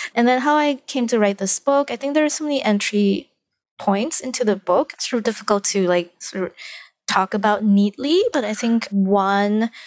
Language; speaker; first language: English; non-native, local second language; Chinese